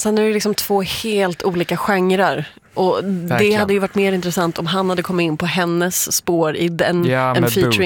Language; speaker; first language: Swedish; native; Swedish